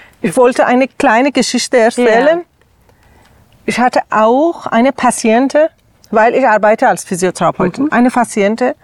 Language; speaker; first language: German; non-native, learner; Persian